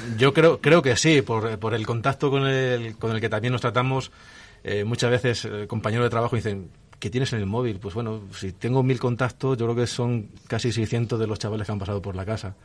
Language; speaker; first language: Spanish; native; Spanish